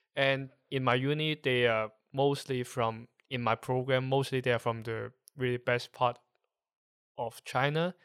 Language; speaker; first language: English; non-native, local second language; Cantonese